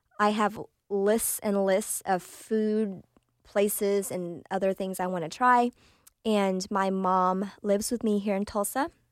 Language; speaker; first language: English; early bilingual, other home language; Vietnamese